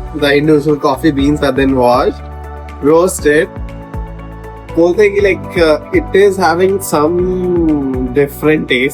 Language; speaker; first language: English; non-native, learner; Hindi